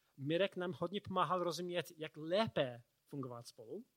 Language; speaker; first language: Czech; non-native, learner; English